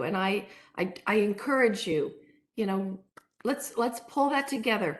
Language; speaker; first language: English; native; English